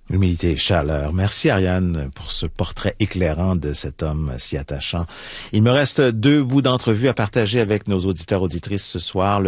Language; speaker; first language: French; native; French